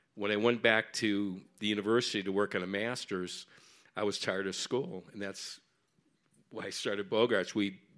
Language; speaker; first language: English; native; English